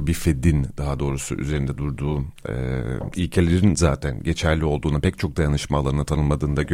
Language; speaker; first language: Turkish; native; Turkish